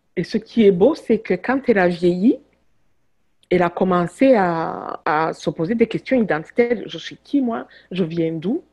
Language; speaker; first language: French; non-native, local second language; Kinyarwanda